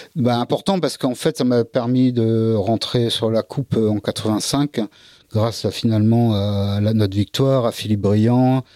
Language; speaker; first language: French; native; French